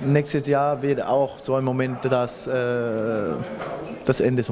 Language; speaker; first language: German; non-native, fluent; Spanish